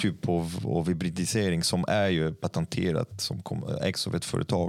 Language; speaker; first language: Swedish; non-native, fluent; French